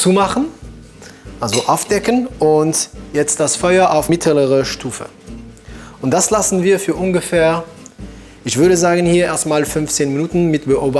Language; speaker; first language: German; non-native, fluent; French